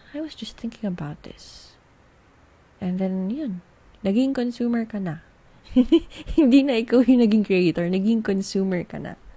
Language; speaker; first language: English; non-native, local second language; Filipino